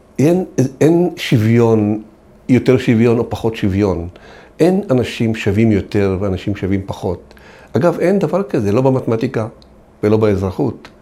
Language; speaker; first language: Hebrew; non-native, local second language; Arabic